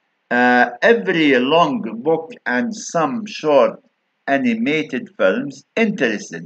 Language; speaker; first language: English; non-native, fluent; Arabic